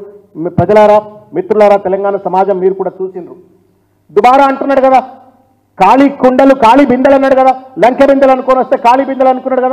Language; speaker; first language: Telugu; native; Telugu